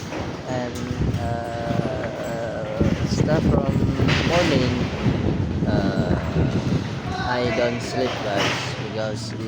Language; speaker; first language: English; non-native, learner; Indonesian